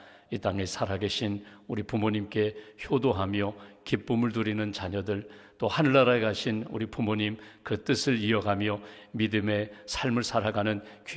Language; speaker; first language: Korean; native; Korean